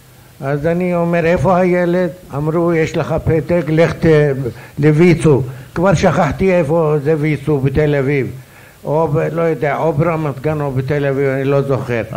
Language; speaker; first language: Hebrew; non-native, fluent; Arabic